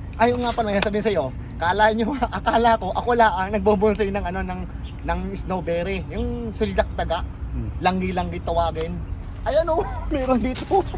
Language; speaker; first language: Filipino; native; Filipino